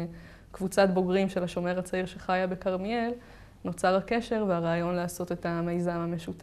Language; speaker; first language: Hebrew; native; Hebrew